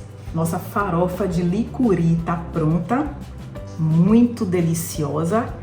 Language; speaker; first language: Portuguese; native; Portuguese